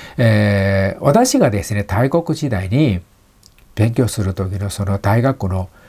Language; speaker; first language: Japanese; non-native, fluent; Chinese